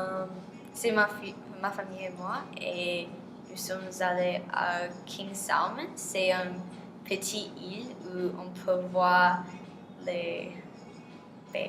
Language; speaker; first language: French; non-native, learner; English